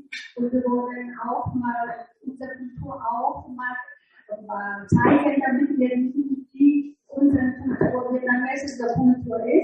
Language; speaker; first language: German; non-native, learner; Vietnamese